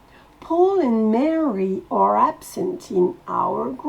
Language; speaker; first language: English; non-native, fluent; French